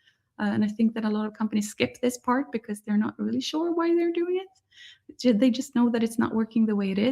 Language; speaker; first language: English; non-native, fluent; Swedish